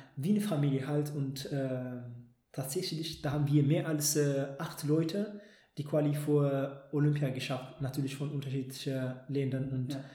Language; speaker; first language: German; non-native, fluent; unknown